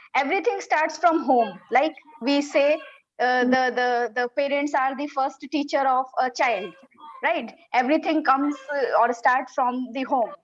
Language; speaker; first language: English; non-native, local second language; Hindi